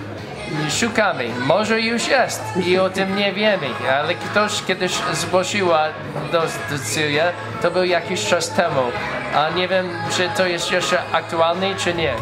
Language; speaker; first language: Polish; non-native, learner; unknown